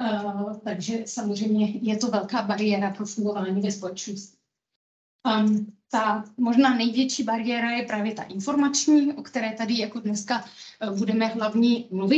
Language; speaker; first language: Czech; non-native, fluent; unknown